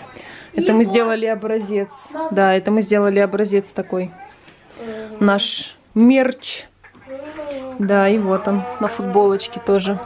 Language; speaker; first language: Russian; native; Russian